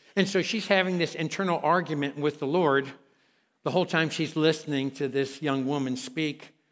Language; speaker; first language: English; native; English